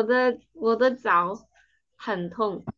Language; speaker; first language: Chinese; non-native, learner; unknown